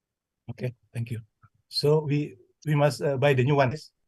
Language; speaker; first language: English; non-native, learner; Indonesian